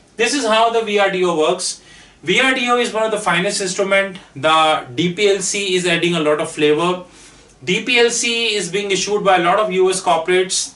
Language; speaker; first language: English; non-native, local second language; Hindi